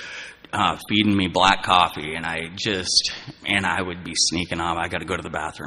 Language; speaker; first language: English; native; English